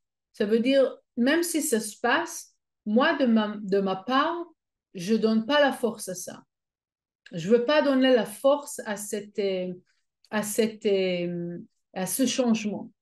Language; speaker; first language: French; non-native, fluent; Hebrew